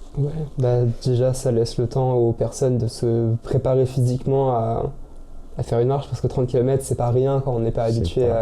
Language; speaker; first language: French; native; French